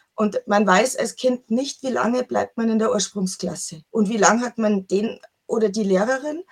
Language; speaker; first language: German; native; German